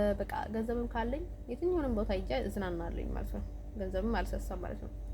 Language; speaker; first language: Amharic; native; Amharic